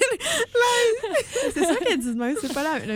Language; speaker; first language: French; native; French